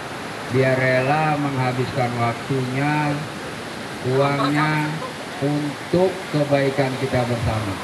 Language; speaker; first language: Indonesian; native; Indonesian